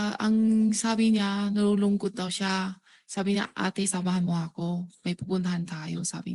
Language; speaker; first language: Filipino; non-native, learner; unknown